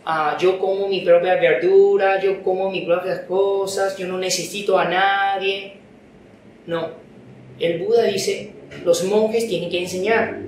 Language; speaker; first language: Spanish; non-native, fluent; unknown